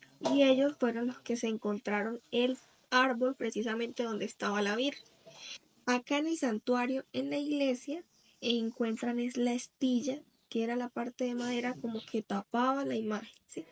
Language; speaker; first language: Spanish; native; Spanish